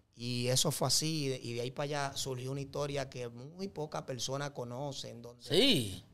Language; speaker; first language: Spanish; native; Spanish